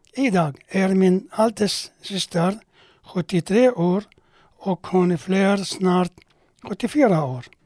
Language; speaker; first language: Swedish; non-native, fluent; Arabic